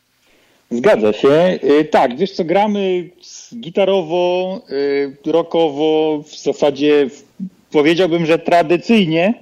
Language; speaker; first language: Polish; native; Polish